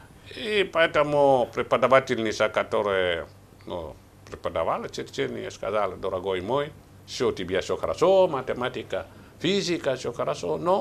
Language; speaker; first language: Russian; non-native, learner; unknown